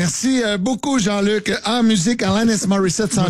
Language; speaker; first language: French; native; French